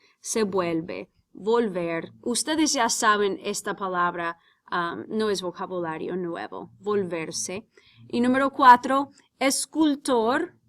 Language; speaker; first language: Spanish; non-native, fluent; English